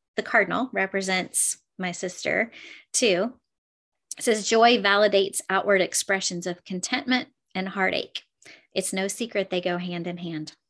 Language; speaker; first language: English; native; English